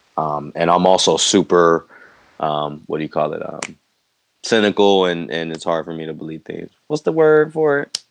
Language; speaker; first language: English; native; English